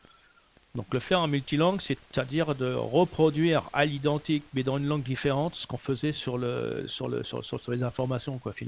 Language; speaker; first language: French; native; French